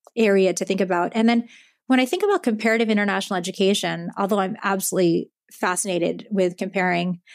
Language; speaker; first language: English; early bilingual, other home language; Japanese